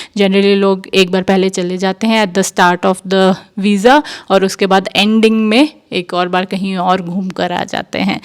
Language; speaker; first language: Hindi; native; Hindi